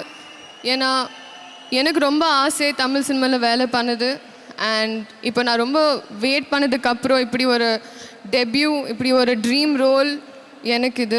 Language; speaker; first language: Tamil; non-native, learner; Telugu